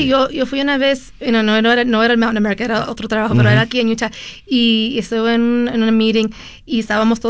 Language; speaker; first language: Spanish; early bilingual, heritage; Spanish